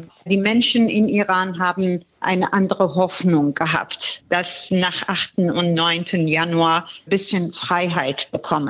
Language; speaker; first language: German; non-native, fluent; Persian